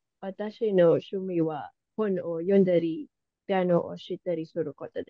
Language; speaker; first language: Japanese; non-native, learner; Filipino